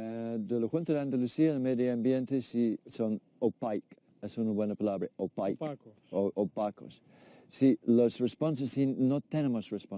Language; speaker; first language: Spanish; non-native, learner; English